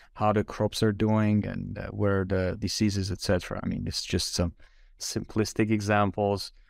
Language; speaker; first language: English; non-native, fluent; Armenian